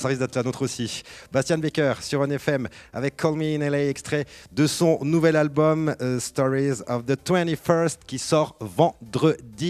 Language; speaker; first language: French; native; French